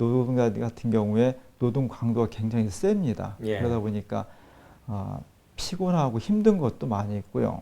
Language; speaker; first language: Korean; native; Korean